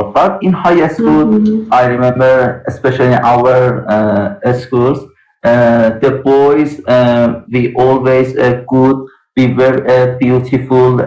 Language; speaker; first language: English; non-native, learner; Persian